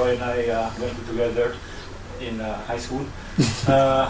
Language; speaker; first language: English; non-native, local second language; Bikol